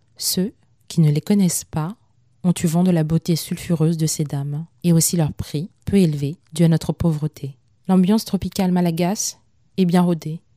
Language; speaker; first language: French; non-native, local second language; Malagasy